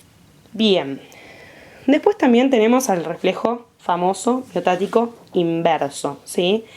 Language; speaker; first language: Spanish; native; Spanish